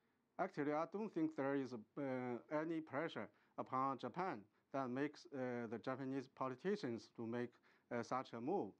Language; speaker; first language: English; non-native, fluent; Chinese